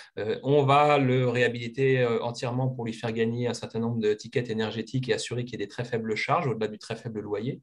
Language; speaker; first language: French; native; French